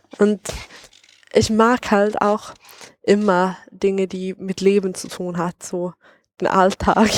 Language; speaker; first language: German; non-native, fluent; Swedish